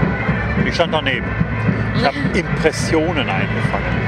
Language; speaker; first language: German; native; German